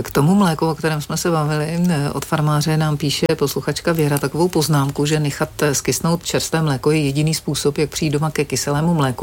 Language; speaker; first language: Czech; native; Czech